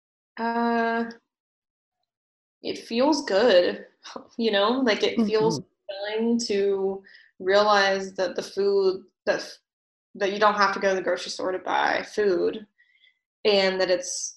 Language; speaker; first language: English; native; English